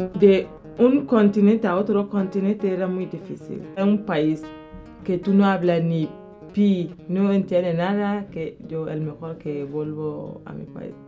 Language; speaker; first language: Spanish; non-native, learner; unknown